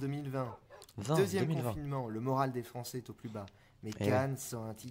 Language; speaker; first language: French; native; French